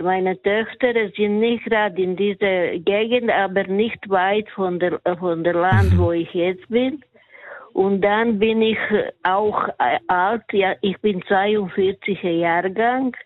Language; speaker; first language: German; non-native, learner; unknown